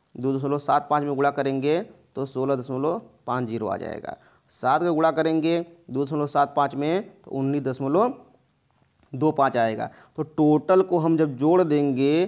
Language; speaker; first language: Hindi; native; Hindi